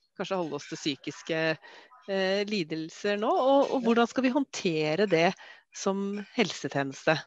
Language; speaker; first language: Norwegian; native; Norwegian